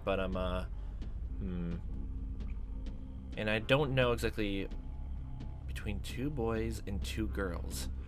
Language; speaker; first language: English; native; English